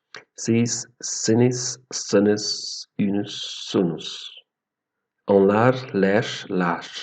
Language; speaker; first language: Turkish; non-native, fluent; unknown